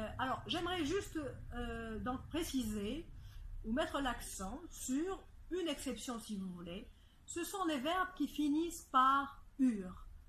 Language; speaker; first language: French; non-native, fluent; Arabic